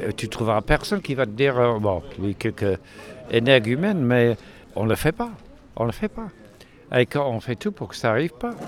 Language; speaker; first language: French; non-native, fluent; English